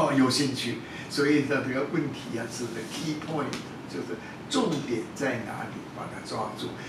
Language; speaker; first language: Chinese; non-native, local second language; Hakka Chinese